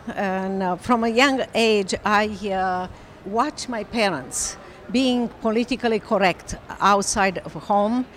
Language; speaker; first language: English; non-native, fluent; Romanian